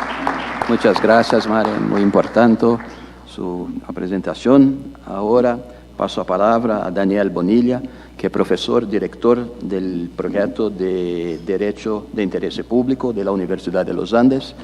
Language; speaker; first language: Spanish; non-native, learner; Portuguese